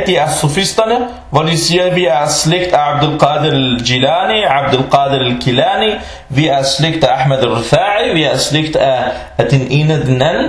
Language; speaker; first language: Danish; early bilingual, other home language; Arabic